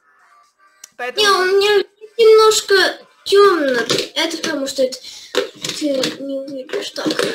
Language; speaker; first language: Russian; early bilingual, heritage; Russian